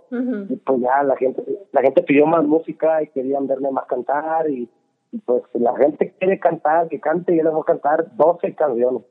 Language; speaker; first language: Spanish; native; Spanish